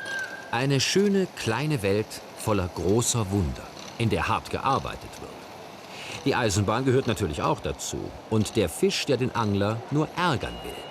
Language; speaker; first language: German; native; German